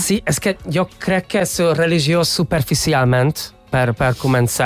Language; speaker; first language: Catalan; non-native, fluent; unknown